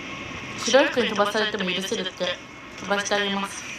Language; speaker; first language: Japanese; native; Japanese